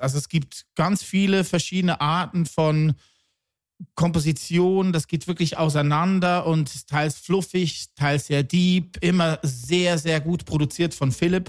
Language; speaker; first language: German; native; German